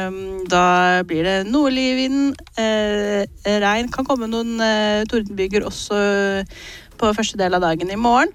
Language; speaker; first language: Norwegian; native; Norwegian